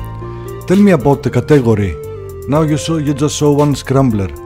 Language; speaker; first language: English; non-native, learner; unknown